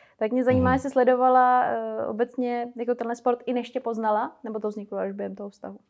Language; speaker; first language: Czech; native; Czech